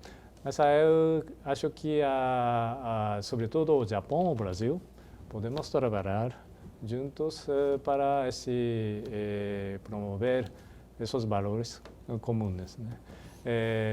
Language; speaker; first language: Portuguese; non-native, fluent; Japanese